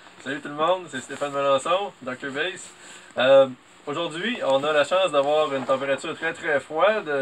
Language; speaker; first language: French; native; French